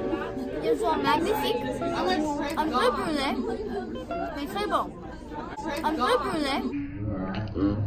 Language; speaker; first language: French; non-native, learner; English